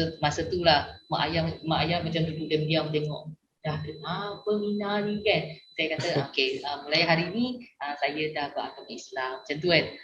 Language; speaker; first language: Malay; non-native, local second language; Min Nan Chinese